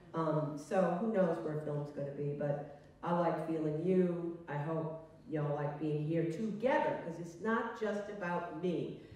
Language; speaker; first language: English; native; English